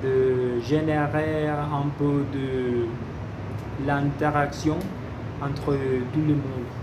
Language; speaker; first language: French; non-native, learner; Spanish